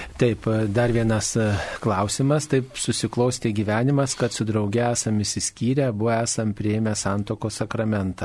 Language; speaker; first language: Lithuanian; native; Lithuanian